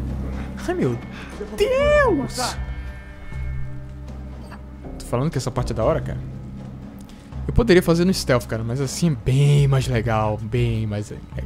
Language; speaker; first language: Portuguese; native; Portuguese